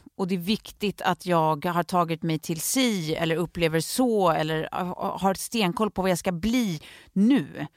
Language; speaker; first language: Swedish; native; Swedish